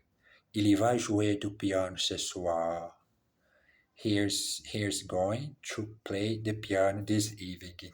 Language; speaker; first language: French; non-native, learner; English